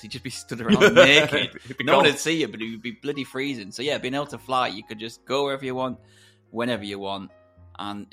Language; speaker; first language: English; native; English